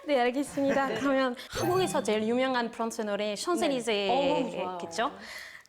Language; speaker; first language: Korean; non-native, fluent; French